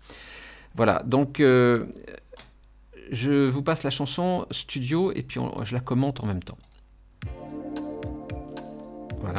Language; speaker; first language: French; native; French